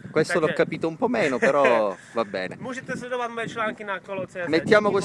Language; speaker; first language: Italian; native; Italian